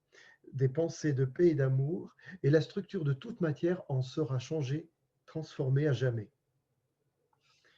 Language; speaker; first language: French; native; French